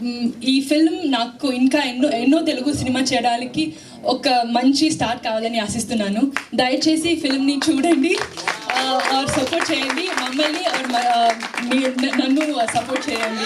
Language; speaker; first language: Telugu; non-native, learner; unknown